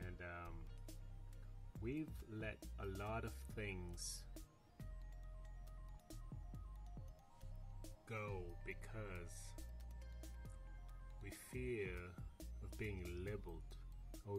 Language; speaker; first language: English; non-native, local second language; Krio